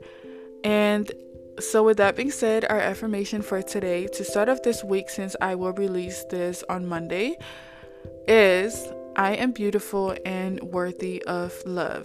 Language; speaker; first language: English; non-native, fluent; Samoan